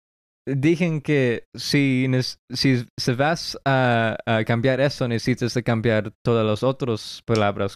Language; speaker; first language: Spanish; early bilingual, heritage; English